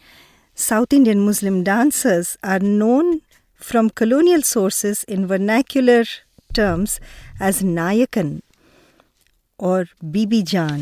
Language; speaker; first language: English; non-native, local second language; Telugu